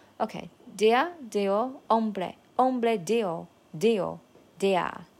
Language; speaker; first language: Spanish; non-native, learner; Chinese